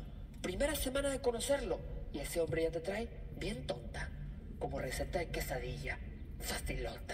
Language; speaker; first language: Spanish; native; Spanish